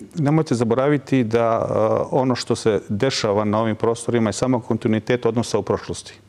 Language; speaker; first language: Serbian; non-native, local second language; Albanian